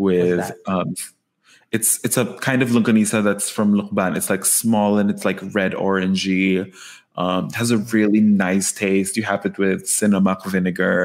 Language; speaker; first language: English; non-native, local second language; Filipino